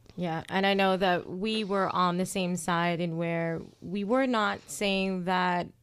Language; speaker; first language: English; native; English